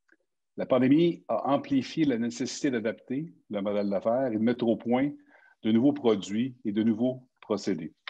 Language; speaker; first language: French; native; French